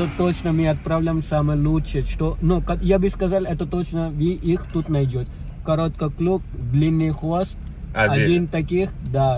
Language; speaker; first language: Russian; non-native, learner; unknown